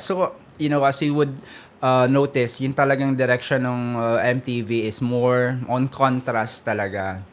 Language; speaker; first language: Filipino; native; Filipino